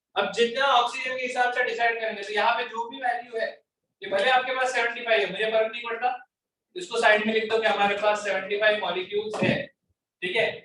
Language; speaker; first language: Hindi; non-native, local second language; Gujarati